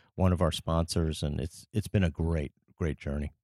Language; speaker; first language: English; early bilingual, other home language; French